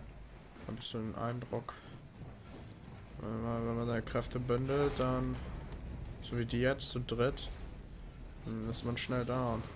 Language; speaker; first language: German; native; German